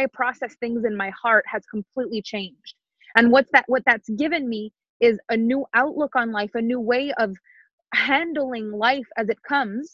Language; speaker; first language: English; non-native, fluent; French